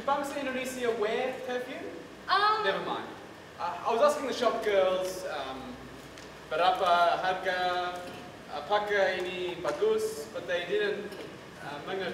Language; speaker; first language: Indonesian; non-native, learner; English